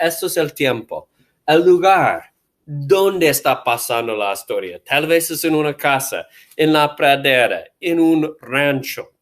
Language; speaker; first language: Spanish; non-native, fluent; English